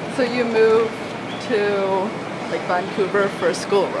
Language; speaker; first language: English; non-native, local second language; Cantonese